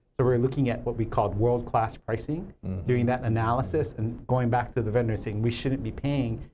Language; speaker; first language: English; native; English